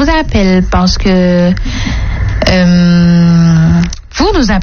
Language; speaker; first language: French; native; French